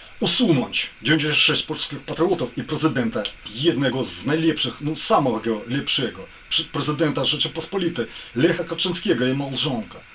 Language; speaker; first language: Polish; non-native, learner; Ukrainian